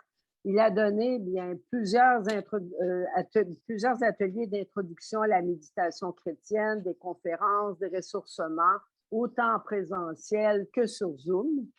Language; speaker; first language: French; native; French